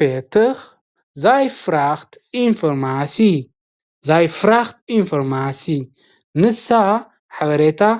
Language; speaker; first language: Dutch; non-native, fluent; Tigrinya